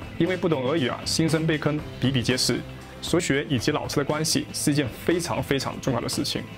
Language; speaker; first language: Chinese; native; Chinese